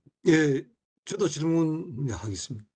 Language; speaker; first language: Korean; native; Korean